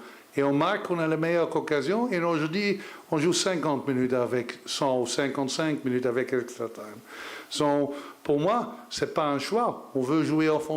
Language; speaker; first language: French; non-native, learner; Dutch